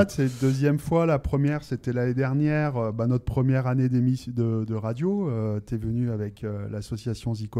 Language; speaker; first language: French; native; French